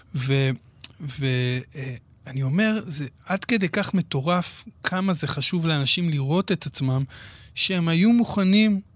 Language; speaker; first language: Hebrew; native; Hebrew